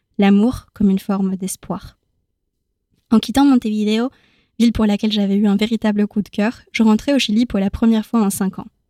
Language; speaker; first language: French; native; French